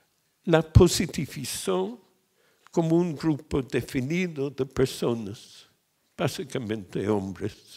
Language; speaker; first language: Spanish; non-native, fluent; English